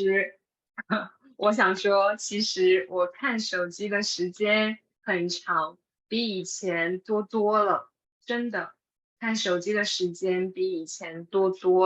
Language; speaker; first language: Chinese; non-native, fluent; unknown